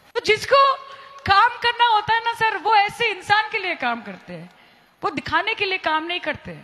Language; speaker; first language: Hindi; non-native, local second language; Bangla